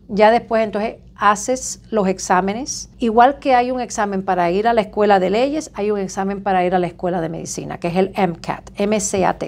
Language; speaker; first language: Spanish; native; Spanish